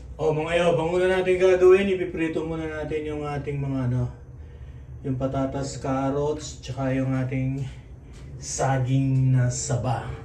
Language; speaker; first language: Filipino; non-native, local second language; Pampanga